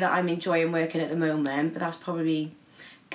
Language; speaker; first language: English; native; English